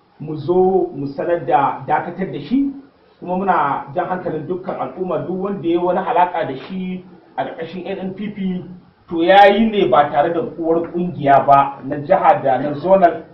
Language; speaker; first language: Hausa; native; Hausa